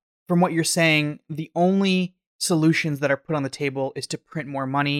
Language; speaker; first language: English; native; English